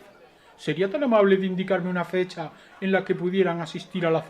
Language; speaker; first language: Spanish; native; Spanish